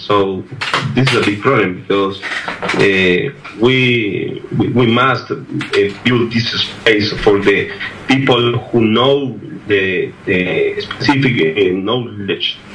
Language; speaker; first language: English; non-native, learner; Spanish